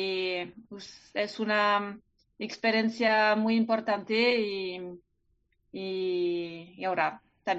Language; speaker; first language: Spanish; non-native, learner; French